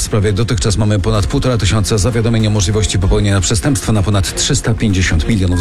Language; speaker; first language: Polish; native; Polish